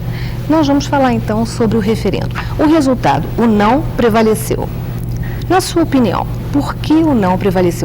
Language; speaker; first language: Portuguese; native; Portuguese